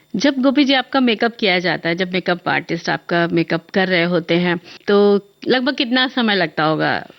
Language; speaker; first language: Hindi; native; Hindi